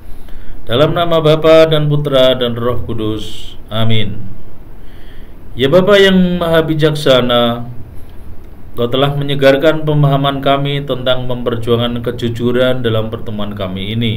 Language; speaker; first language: Indonesian; native; Indonesian